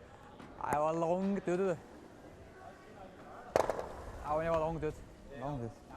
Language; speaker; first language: Swedish; native; Swedish